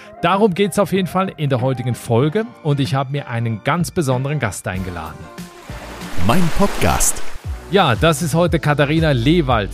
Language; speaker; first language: German; native; German